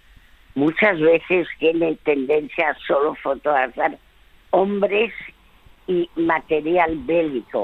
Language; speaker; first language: Spanish; early bilingual, other home language; French